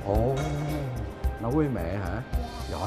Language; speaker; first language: Vietnamese; early bilingual, heritage; Vietnamese